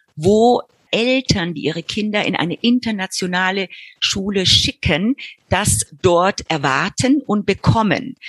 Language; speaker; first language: German; early bilingual, heritage; Spanish